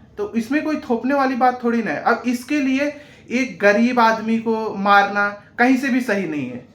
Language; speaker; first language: Hindi; native; Hindi